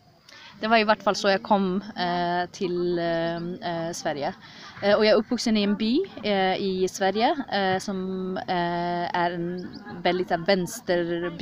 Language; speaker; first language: Swedish; early bilingual, other home language; Kurdish